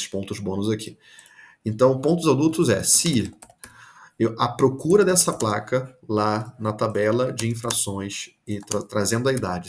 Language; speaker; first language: Portuguese; native; Portuguese